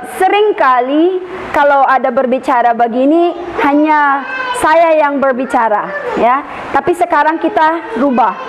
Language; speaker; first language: Indonesian; non-native, learner; Filipino